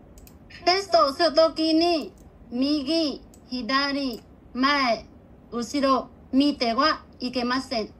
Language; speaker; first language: Japanese; non-native, fluent; Bangla